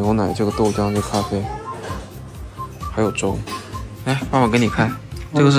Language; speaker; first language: Chinese; native; Chinese